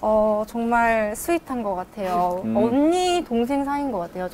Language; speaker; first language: Korean; native; Korean